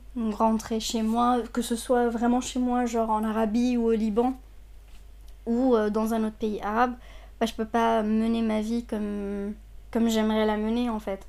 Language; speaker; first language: French; non-native, fluent; Arabic